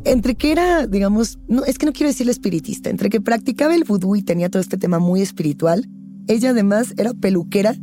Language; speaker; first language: Spanish; native; Spanish